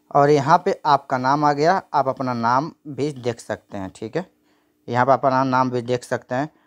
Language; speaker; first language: Hindi; native; Hindi